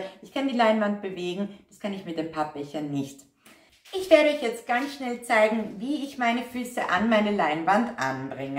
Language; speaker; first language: German; native; German